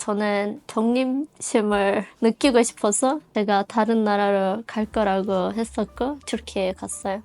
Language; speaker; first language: Korean; non-native, fluent; Azerbaijani